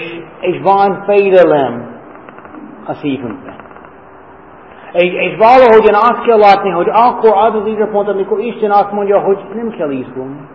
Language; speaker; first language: Hungarian; non-native, fluent; English